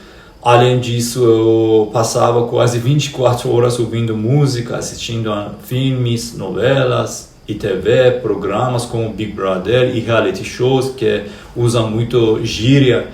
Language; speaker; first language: Portuguese; non-native, fluent; Persian